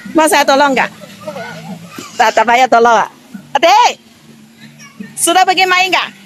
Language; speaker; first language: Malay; non-native, local second language; Chinese